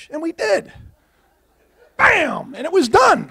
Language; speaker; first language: English; native; English